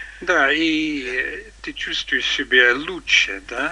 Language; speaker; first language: Russian; non-native, learner; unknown